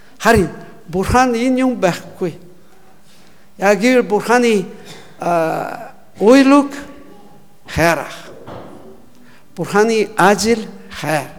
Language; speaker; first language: Mongolian; non-native, learner; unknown